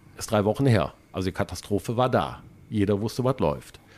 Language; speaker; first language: German; native; German